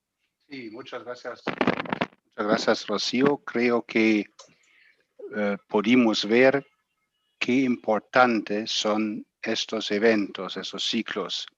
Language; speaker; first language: Spanish; non-native, fluent; German